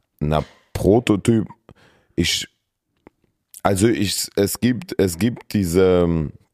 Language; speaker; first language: German; early bilingual, other home language; Russian